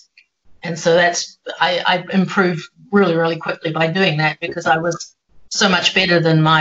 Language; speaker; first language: English; native; English